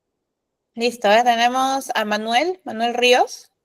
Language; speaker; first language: Spanish; native; Spanish